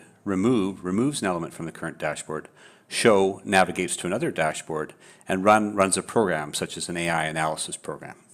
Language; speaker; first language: English; native; English